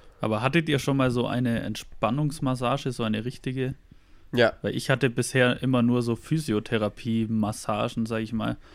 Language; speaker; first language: German; native; German